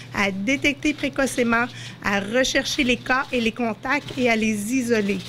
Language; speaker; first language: French; native; French